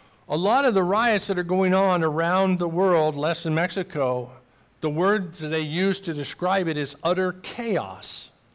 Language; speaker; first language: English; native; English